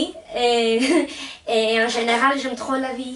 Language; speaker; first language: French; non-native, fluent; Greek